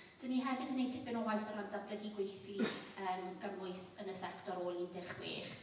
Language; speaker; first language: Welsh; non-native, local second language; English